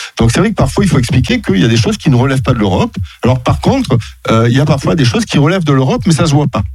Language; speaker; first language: French; native; French